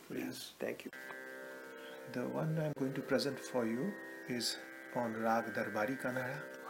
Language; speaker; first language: English; non-native, local second language; Bangla